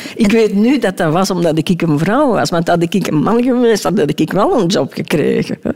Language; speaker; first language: Dutch; native; Dutch